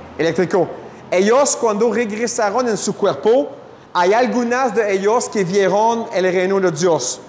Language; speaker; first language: Spanish; non-native, fluent; French